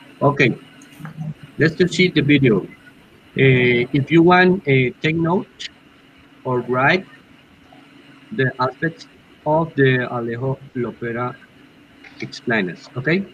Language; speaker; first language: English; non-native, learner; Spanish